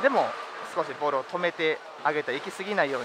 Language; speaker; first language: Japanese; native; Japanese